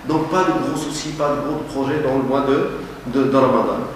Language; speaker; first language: French; non-native, local second language; Arabic